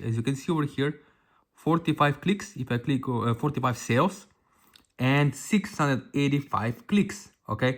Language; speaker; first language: English; non-native, fluent; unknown